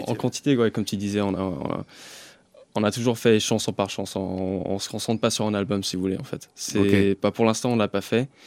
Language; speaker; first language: French; early bilingual, other home language; English